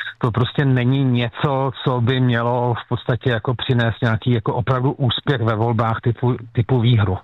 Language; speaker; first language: Czech; native; Czech